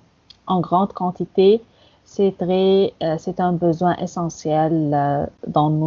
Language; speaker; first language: French; non-native, fluent; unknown